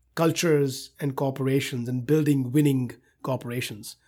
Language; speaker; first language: English; non-native, local second language; Hindi